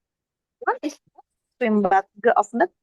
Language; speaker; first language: German; non-native, learner; Indonesian